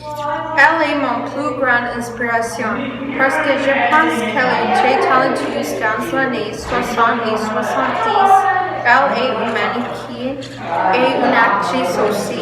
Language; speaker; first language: French; non-native, learner; English